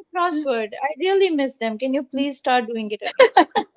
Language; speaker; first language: English; non-native, local second language; Kashmiri